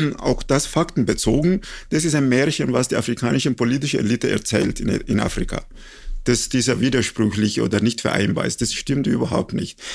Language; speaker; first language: German; non-native, fluent; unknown